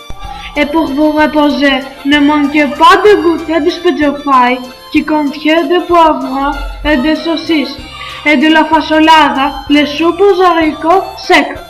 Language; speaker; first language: French; non-native, learner; Greek